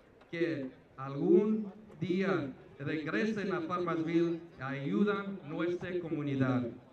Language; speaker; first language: Spanish; early bilingual, heritage; Spanish